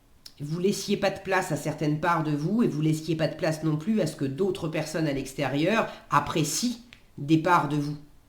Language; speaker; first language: French; native; French